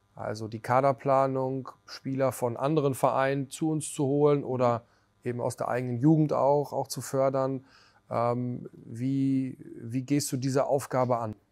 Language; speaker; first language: German; native; German